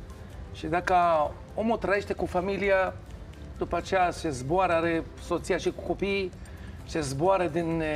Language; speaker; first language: Romanian; non-native, learner; Hebrew